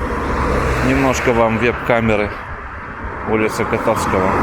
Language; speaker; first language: Russian; native; Russian